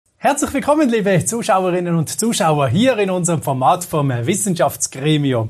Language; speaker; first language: German; native; German